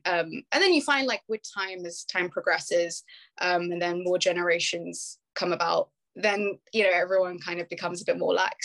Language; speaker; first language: English; native; English